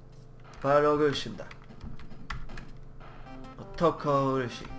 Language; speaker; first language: Japanese; non-native, learner; English